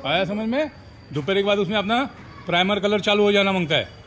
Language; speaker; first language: Hindi; non-native, local second language; Marathi